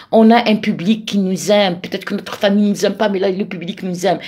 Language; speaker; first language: French; non-native, local second language; Arabic